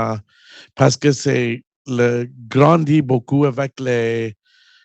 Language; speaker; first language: French; non-native, learner; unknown